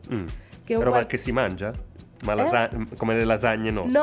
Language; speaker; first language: Italian; native; Italian